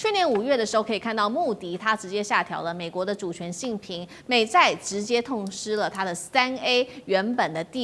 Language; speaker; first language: Chinese; native; Chinese